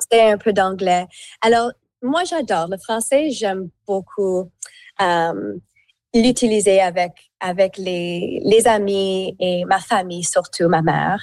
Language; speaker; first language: French; non-native, local second language; English